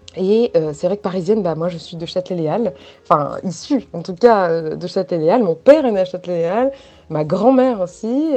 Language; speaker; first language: French; native; French